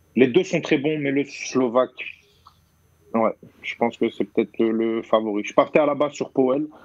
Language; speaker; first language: French; native; French